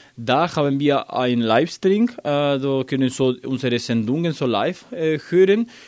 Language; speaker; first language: German; non-native, learner; Spanish